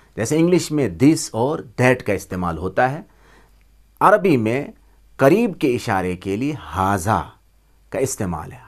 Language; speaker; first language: Urdu; native; Urdu